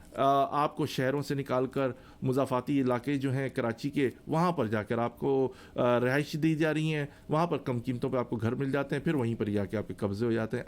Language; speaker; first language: Urdu; native; Urdu